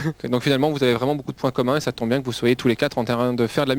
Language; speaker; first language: French; native; French